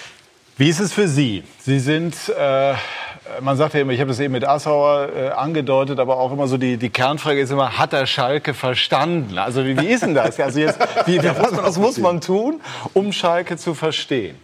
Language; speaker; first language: German; native; German